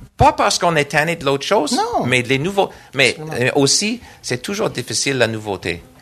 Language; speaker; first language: French; non-native, local second language; English